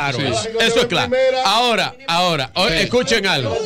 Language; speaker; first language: Spanish; native; Spanish